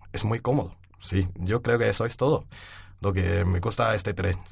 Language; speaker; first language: Spanish; non-native, learner; Chinese